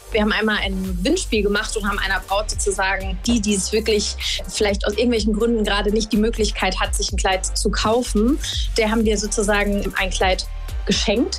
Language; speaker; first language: German; native; German